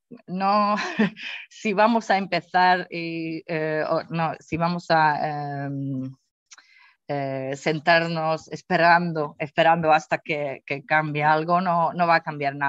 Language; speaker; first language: Spanish; non-native, fluent; Dutch